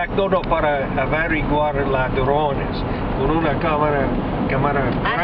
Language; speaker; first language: Spanish; non-native, learner; Portuguese